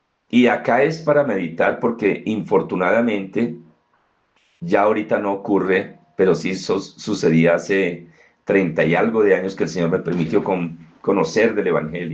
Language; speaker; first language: Spanish; native; Spanish